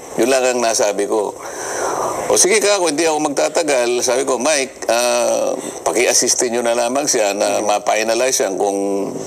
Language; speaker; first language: Filipino; non-native, local second language; Masbatenyo